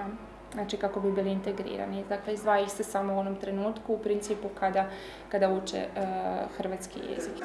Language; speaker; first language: Croatian; native; Croatian